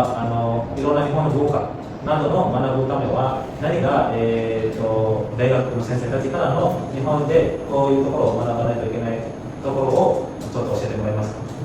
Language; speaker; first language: Japanese; non-native, learner; Indonesian